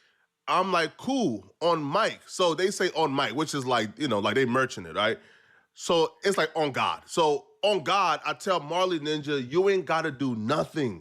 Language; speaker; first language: English; native; English